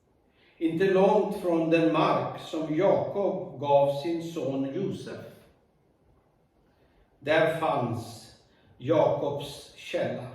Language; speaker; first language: Swedish; non-native, fluent; Urdu